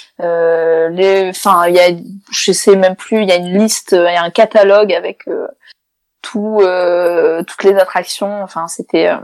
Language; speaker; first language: French; native; French